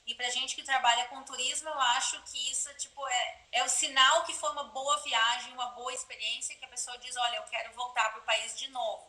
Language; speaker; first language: Portuguese; native; Portuguese